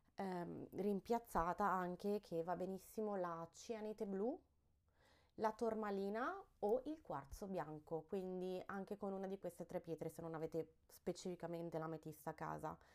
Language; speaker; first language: Italian; early bilingual, heritage; Italian